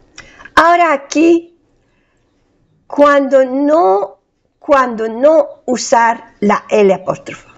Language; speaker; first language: Spanish; non-native, fluent; French